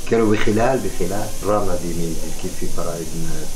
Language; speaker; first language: Spanish; non-native, learner; Arabic